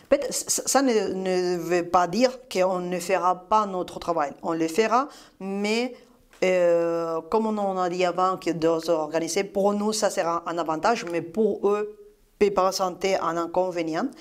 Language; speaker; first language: French; non-native, fluent; Spanish